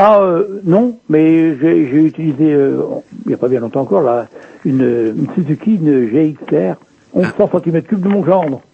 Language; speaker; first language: French; native; French